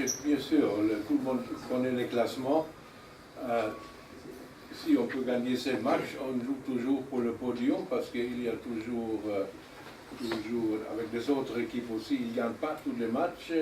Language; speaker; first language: French; non-native, learner; German